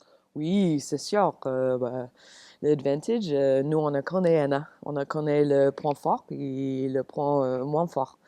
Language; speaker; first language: French; non-native, learner; English